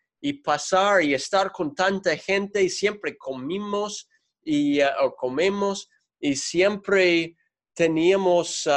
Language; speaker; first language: Spanish; non-native, fluent; English